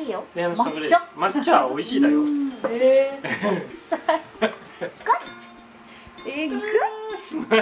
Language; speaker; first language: Swedish; non-native, learner; Japanese